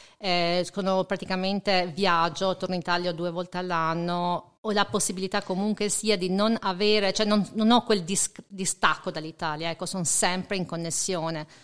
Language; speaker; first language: Italian; non-native, fluent; Albanian